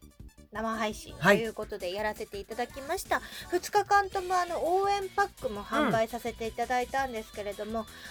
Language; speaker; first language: Japanese; native; Japanese